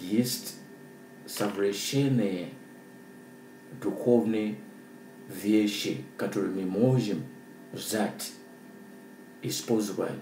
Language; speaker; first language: Russian; non-native, learner; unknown